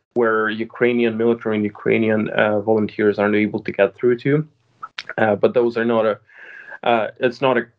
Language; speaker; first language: English; non-native, fluent; Ukrainian